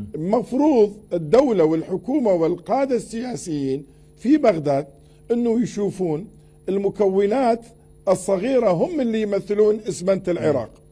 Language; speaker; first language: Arabic; non-native, local second language; Turkmen